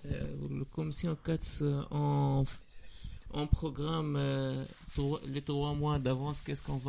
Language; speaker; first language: French; non-native, learner; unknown